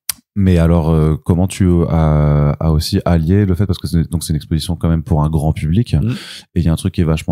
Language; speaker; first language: French; native; French